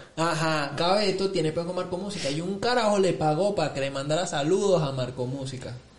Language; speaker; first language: Spanish; early bilingual, other home language; Chinese